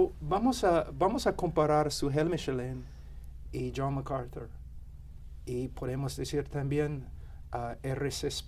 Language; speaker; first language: Spanish; non-native, fluent; English